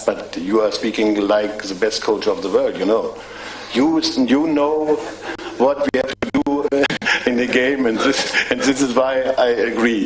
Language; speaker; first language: English; non-native, fluent; German